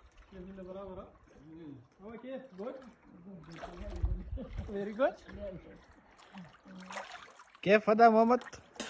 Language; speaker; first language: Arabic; non-native, learner; Hindi